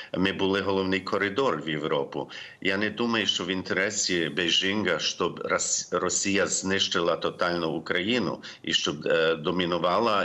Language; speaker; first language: Ukrainian; early bilingual, heritage; Ukrainian